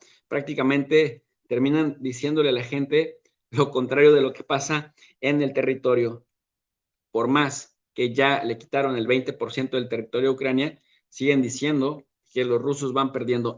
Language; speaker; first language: Spanish; native; Spanish